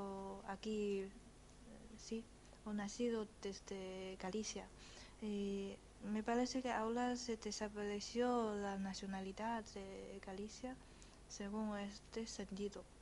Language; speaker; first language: Spanish; non-native, fluent; Chinese